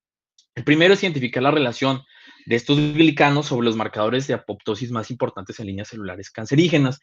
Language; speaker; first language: Spanish; native; Spanish